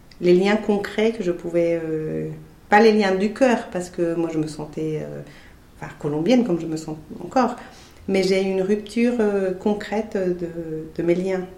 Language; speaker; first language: French; non-native, fluent; Spanish